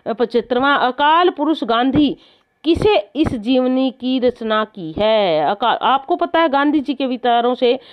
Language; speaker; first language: Hindi; native; Hindi